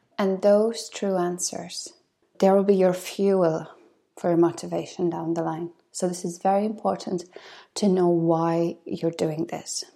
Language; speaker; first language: English; non-native, fluent; Polish